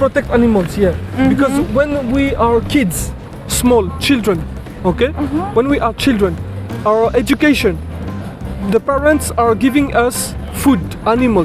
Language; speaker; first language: English; non-native, fluent; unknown